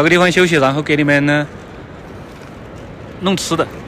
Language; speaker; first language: Chinese; native; Chinese